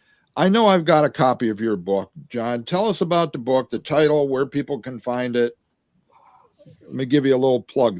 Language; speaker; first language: English; native; English